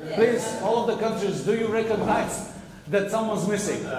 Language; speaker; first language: English; non-native, fluent; Macedonian